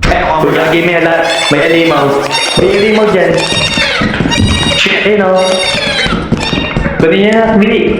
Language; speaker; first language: Filipino; native; Filipino